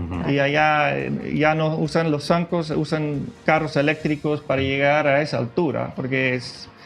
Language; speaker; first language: Spanish; non-native, fluent; Dutch